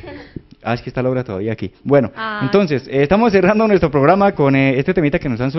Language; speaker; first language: Spanish; native; Spanish